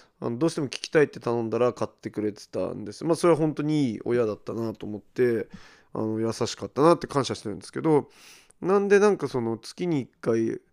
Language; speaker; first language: Japanese; native; Japanese